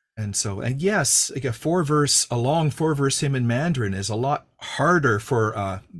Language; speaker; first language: English; native; English